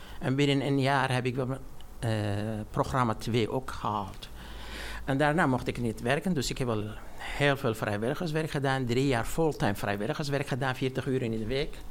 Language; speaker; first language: Dutch; non-native, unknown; Armenian